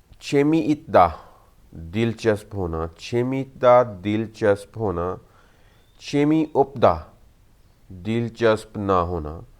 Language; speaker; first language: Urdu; non-native, local second language; Punjabi